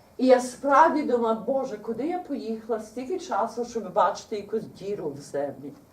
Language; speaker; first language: Ukrainian; early bilingual, heritage; Ukrainian